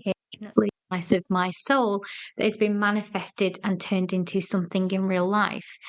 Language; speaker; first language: English; native; English